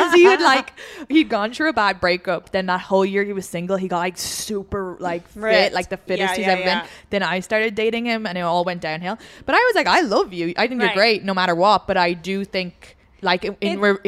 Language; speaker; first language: English; native; English